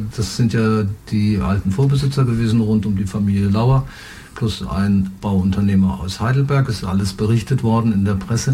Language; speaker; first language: German; native; German